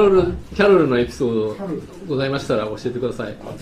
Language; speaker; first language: Japanese; native; Japanese